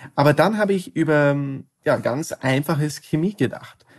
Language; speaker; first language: German; non-native, fluent; English